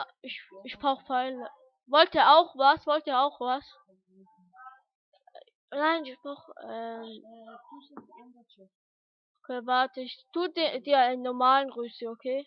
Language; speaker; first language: German; early bilingual, other home language; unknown